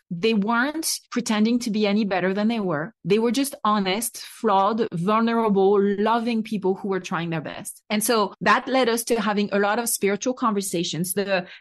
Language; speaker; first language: English; non-native, fluent; French